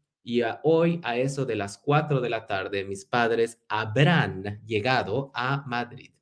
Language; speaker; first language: Spanish; non-native, fluent; English